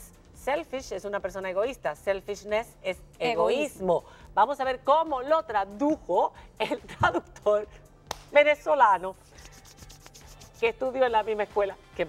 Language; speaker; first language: Spanish; native; Spanish